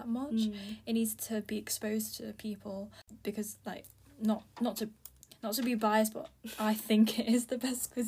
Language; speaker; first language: English; early bilingual, other home language; Filipino